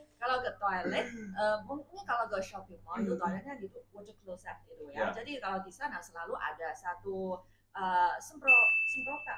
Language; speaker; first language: Indonesian; non-native, fluent; Chinese